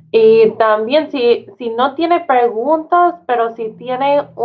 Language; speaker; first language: Spanish; non-native, fluent; English